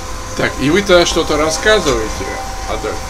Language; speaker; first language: Russian; native; Russian